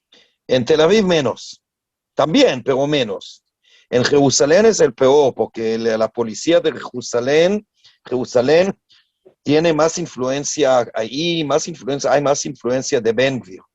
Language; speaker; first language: Spanish; non-native, learner; Hebrew